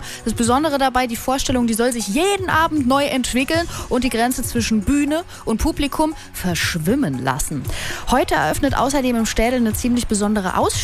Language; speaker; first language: German; native; German